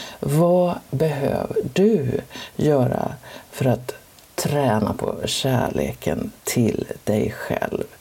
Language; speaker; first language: Swedish; native; Swedish